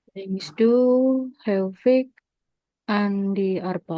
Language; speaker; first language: German; non-native, learner; Indonesian